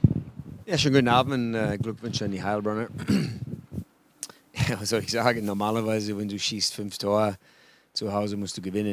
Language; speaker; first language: German; non-native, fluent; English